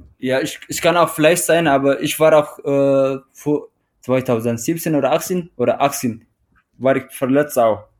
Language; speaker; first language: German; non-native, fluent; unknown